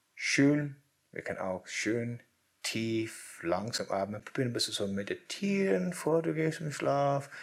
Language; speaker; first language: German; non-native, learner; English